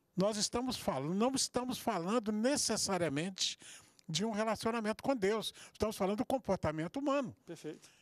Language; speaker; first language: Portuguese; native; Portuguese